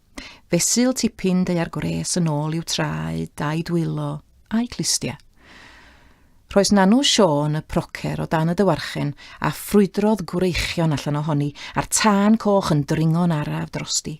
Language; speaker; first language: Welsh; native; Welsh